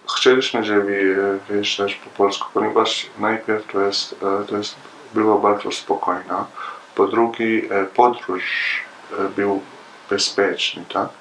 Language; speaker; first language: Polish; non-native, learner; Arabic